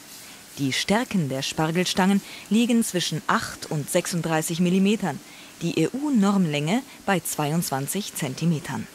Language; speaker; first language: German; native; German